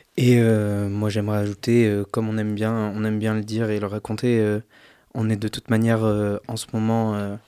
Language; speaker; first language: French; native; French